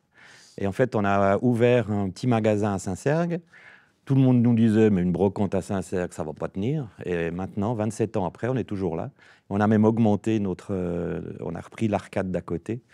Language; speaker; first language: French; native; French